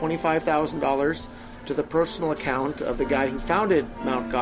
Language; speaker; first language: English; native; English